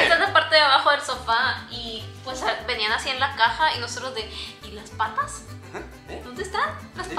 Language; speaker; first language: Spanish; native; Spanish